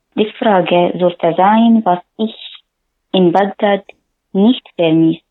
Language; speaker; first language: German; non-native, learner; Arabic